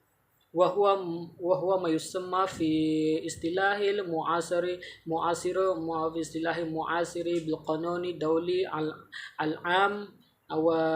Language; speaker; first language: Arabic; non-native, learner; Malay